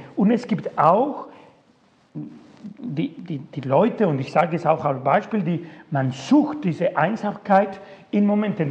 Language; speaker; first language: German; non-native, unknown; Spanish